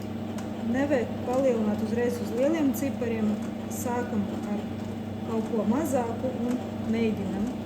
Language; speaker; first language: Latvian; native; Latvian